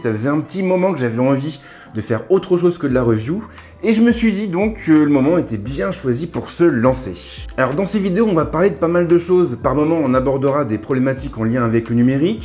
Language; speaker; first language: French; native; French